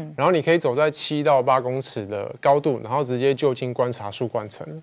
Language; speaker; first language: Chinese; native; Chinese